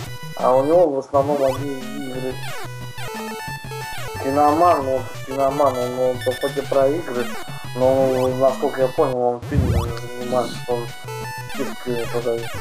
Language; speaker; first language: Russian; native; Russian